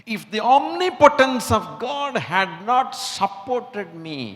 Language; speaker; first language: English; non-native, local second language; Tamil